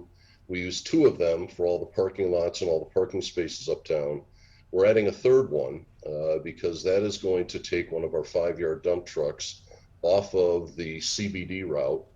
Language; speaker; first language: English; native; English